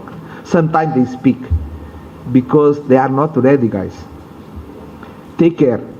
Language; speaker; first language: English; non-native, learner; Portuguese